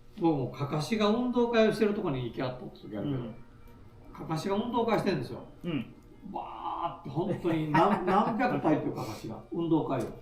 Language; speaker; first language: Japanese; native; Japanese